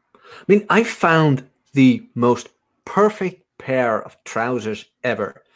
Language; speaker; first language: English; non-native, fluent; Dutch